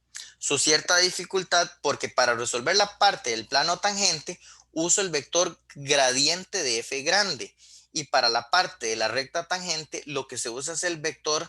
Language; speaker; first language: Spanish; native; Spanish